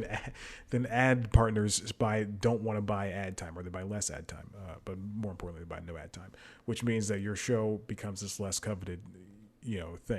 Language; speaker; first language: English; native; English